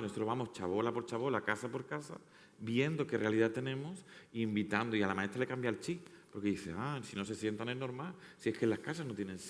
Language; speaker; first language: Spanish; native; Spanish